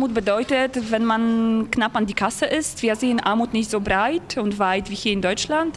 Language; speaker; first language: German; non-native, fluent; Polish